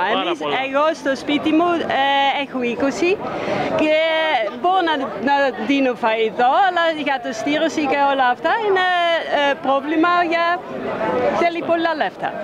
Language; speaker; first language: Greek; non-native, learner; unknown